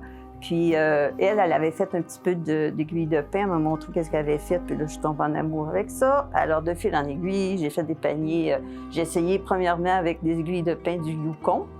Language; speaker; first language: French; native; French